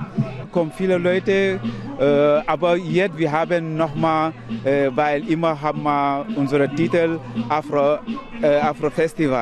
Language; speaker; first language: German; non-native, learner; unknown